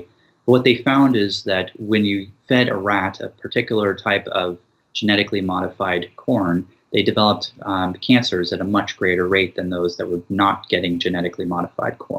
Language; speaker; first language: English; native; English